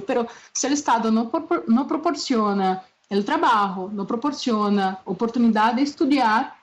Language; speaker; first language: Spanish; non-native, fluent; Portuguese